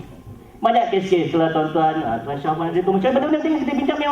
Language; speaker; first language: Malay; native; Malay